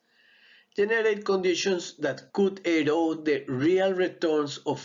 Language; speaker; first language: English; non-native, fluent; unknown